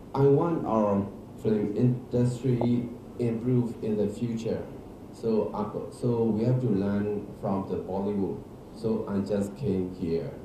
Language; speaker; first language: English; non-native, learner; Burmese